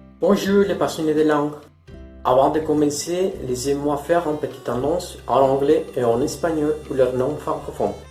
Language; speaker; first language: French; non-native, fluent; Spanish